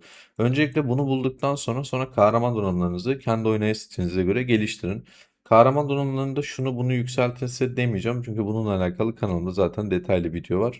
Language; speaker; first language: Turkish; native; Turkish